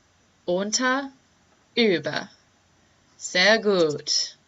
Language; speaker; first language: German; non-native, fluent; English